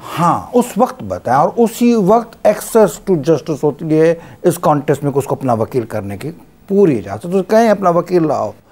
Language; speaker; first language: Urdu; non-native, local second language; Sindhi